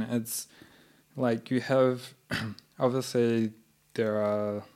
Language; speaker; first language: English; native; English